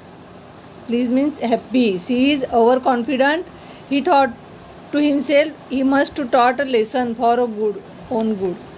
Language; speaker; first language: English; non-native, local second language; Marathi